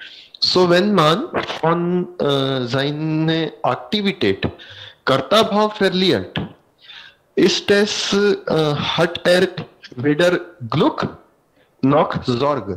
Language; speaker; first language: German; non-native, learner; Hindi